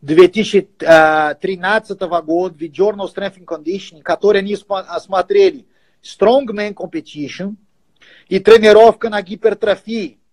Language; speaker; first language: Russian; non-native, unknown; Portuguese